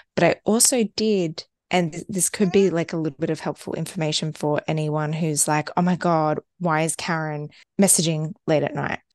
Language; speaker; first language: English; native; English